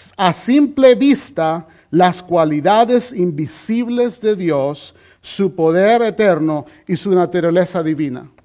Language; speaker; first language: Spanish; native; Spanish